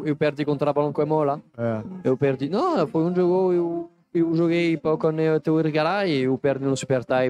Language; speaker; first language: Portuguese; non-native, learner; Italian